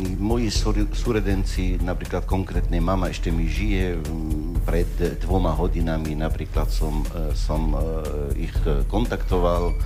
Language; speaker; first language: Slovak; non-native, fluent; Arabic